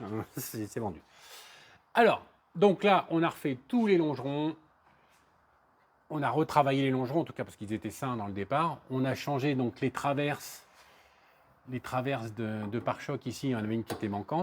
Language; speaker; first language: French; native; French